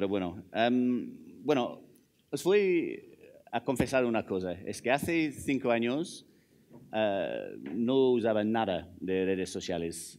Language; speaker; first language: Spanish; non-native, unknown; English